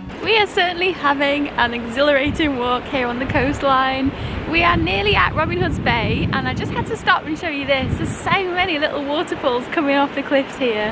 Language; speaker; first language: English; native; English